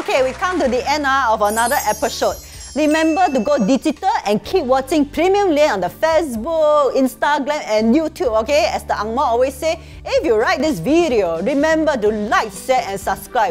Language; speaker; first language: English; non-native, local second language; Chinese